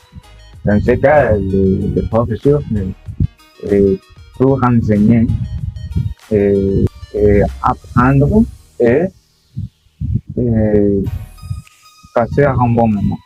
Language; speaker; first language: French; non-native, learner; Spanish